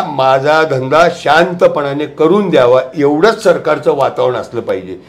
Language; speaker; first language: Marathi; non-native, local second language; Gujarati